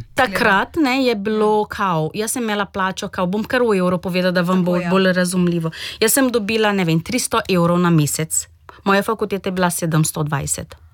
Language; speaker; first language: Slovenian; non-native, fluent; Portuguese